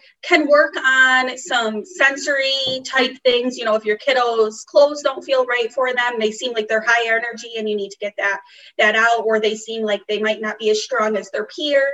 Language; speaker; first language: English; native; English